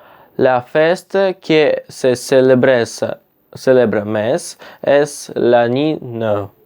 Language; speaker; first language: Catalan; non-native, learner; Russian